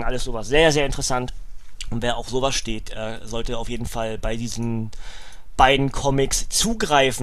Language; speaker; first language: German; native; German